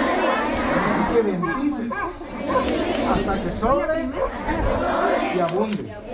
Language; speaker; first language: Spanish; native; Spanish